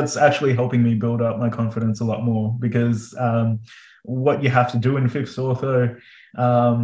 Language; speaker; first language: English; native; English